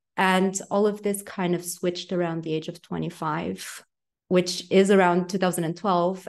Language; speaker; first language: English; non-native, fluent; Romanian